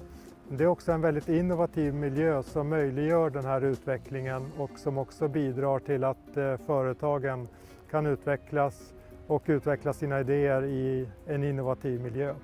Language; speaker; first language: Swedish; native; Swedish